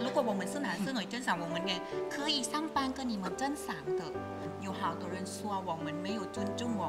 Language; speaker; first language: Chinese; non-native, learner; Thai